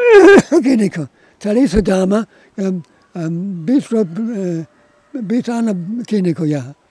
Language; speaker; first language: Nepali; non-native, learner; English